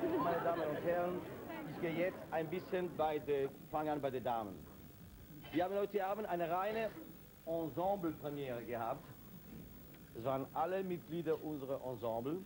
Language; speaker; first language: German; non-native, fluent; Italian